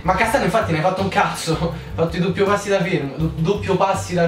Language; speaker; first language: Italian; native; Italian